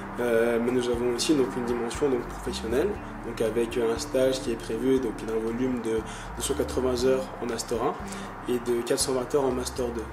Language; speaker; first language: French; native; French